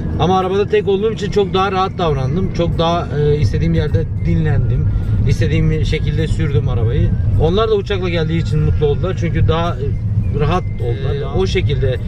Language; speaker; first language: Turkish; early bilingual, other home language; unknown